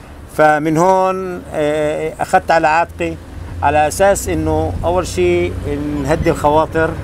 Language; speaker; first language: Arabic; native; Arabic